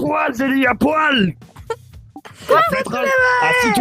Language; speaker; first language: French; native; French